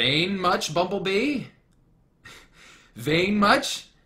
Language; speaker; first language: English; native; English